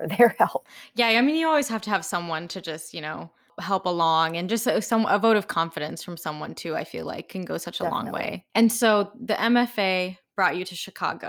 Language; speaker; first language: English; native; English